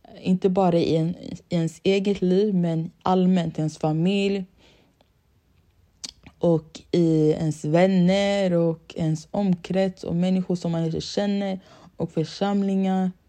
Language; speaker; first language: Swedish; early bilingual, other home language; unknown